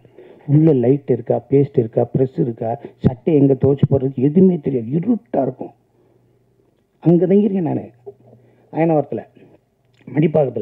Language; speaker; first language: Tamil; native; Tamil